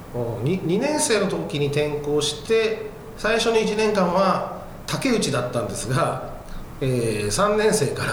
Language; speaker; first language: Japanese; native; Japanese